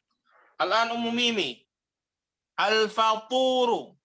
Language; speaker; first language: Arabic; non-native, fluent; Indonesian